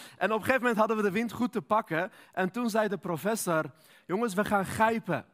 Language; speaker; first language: Dutch; non-native, fluent; Armenian